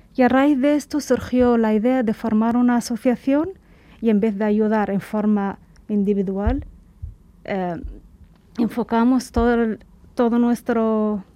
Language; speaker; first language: Spanish; native; Spanish